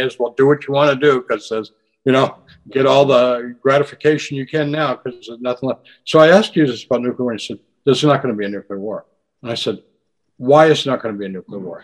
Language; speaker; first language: English; native; English